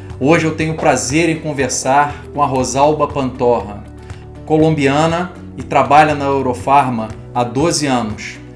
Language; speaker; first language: Portuguese; native; Portuguese